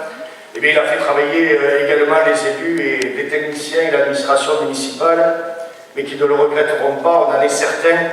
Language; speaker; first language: French; native; French